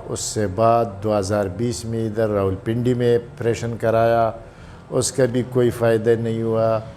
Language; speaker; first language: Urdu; non-native, local second language; Pashto